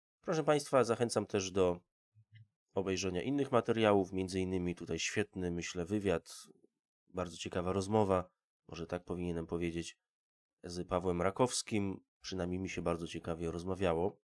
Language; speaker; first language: Polish; native; Polish